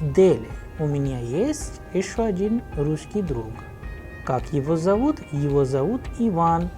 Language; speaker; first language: Russian; non-native, fluent; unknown